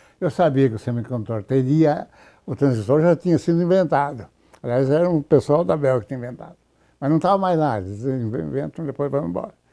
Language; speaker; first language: Portuguese; native; Portuguese